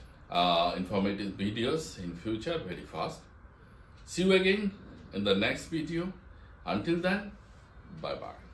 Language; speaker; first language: English; non-native, local second language; Bangla